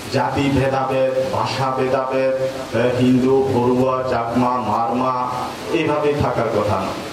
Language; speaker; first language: Bangla; non-native, local second language; Marma